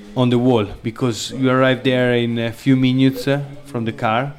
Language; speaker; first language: English; non-native, learner; Italian